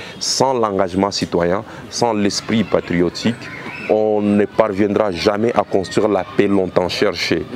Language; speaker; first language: French; non-native, local second language; Swahili